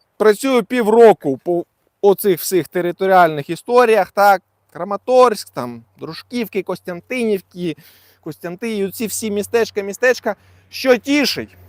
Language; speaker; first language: Ukrainian; non-native, local second language; Russian